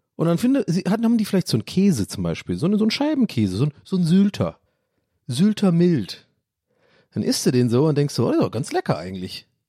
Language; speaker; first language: German; non-native, fluent; English